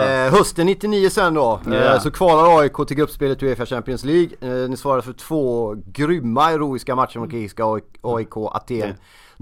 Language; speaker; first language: Swedish; native; Swedish